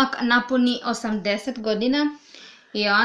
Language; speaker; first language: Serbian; non-native, learner; English